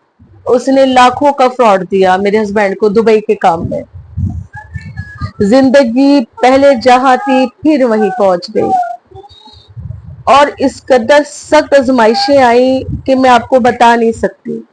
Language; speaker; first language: Urdu; native; Urdu